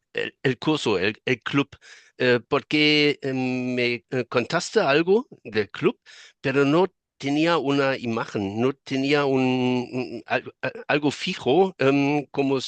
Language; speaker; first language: Spanish; non-native, fluent; German